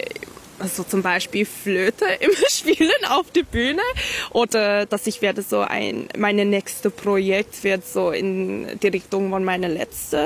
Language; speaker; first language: German; non-native, fluent; English